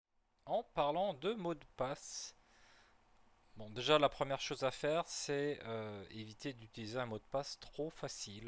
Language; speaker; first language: French; native; French